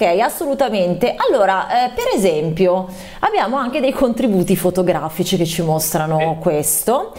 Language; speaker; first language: Italian; native; Italian